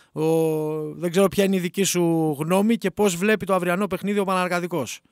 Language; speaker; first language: Greek; native; Greek